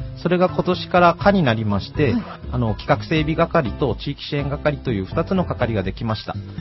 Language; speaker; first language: Japanese; native; Japanese